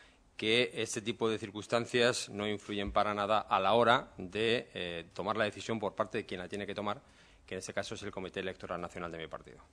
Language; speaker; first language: Spanish; native; Spanish